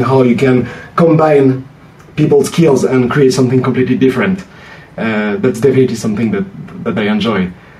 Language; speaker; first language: English; non-native, fluent; French